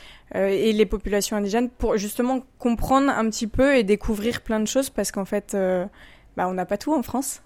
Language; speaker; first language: French; native; French